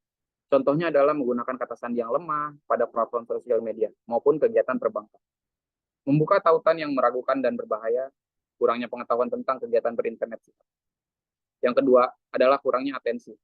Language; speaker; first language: Indonesian; native; Indonesian